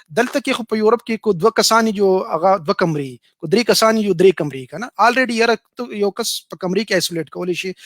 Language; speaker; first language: Pashto; native; Pashto